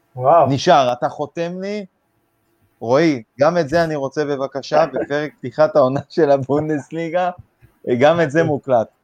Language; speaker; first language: Hebrew; native; Hebrew